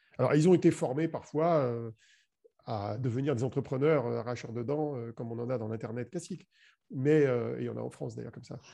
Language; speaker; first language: French; native; French